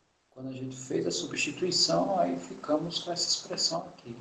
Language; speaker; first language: Portuguese; native; Portuguese